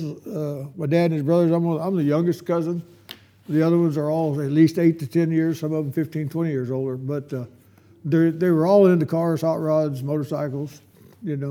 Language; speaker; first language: English; native; English